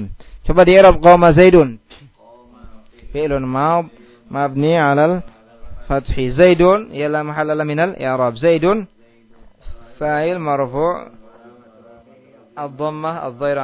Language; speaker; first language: Arabic; non-native, fluent; Indonesian